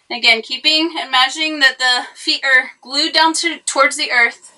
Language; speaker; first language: English; native; English